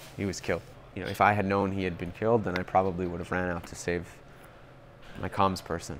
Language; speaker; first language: English; native; English